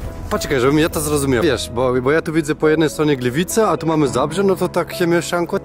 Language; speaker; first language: Polish; native; Polish